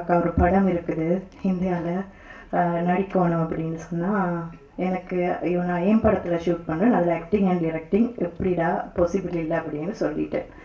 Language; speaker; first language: Tamil; native; Tamil